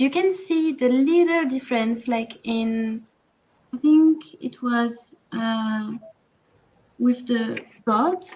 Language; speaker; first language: English; non-native, learner; French